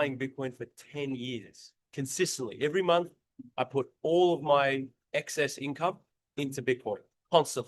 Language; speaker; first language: English; native; English